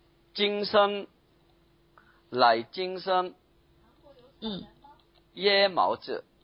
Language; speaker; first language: Chinese; non-native, learner; Korean